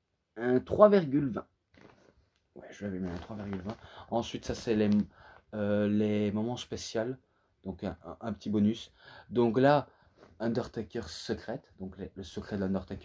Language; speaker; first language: French; native; French